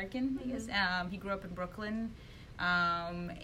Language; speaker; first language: English; early bilingual, other home language; Russian